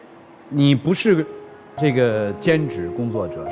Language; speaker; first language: Chinese; native; Chinese